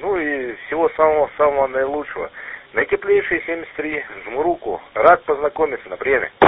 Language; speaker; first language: Russian; native; Russian